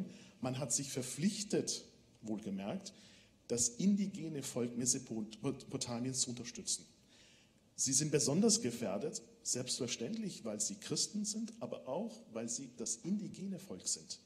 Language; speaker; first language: German; non-native, fluent; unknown